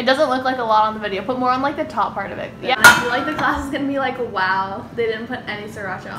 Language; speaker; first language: English; native; English